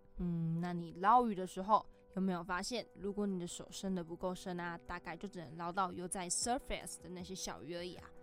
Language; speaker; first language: Chinese; native; Chinese